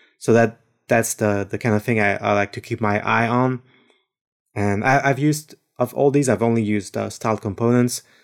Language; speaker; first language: English; non-native, fluent; French